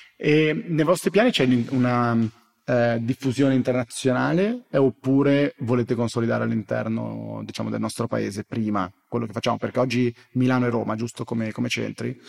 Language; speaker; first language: Italian; native; Italian